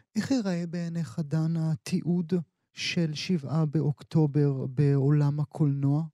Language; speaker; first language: Hebrew; native; Hebrew